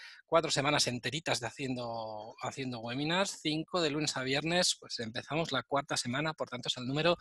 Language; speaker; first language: Spanish; native; Spanish